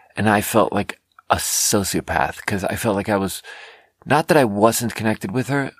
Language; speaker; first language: English; non-native, fluent; Swedish